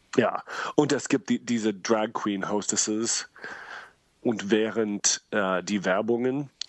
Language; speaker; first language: German; non-native, learner; English